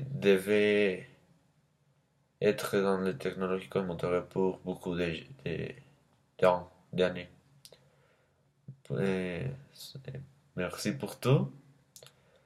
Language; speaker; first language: French; non-native, learner; Spanish